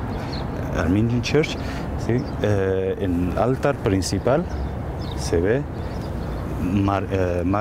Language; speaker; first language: Spanish; non-native, learner; Armenian